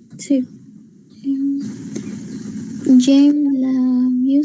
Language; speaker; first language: French; non-native, learner; Spanish